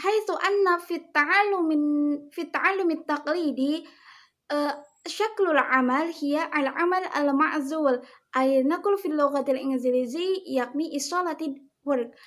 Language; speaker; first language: Arabic; non-native, learner; Indonesian